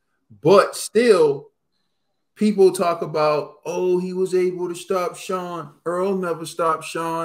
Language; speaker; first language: English; native; English